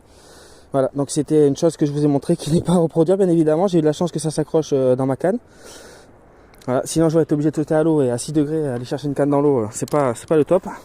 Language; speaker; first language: French; native; French